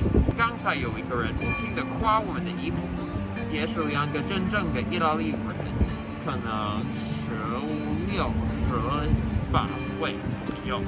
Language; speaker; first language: Chinese; non-native, fluent; English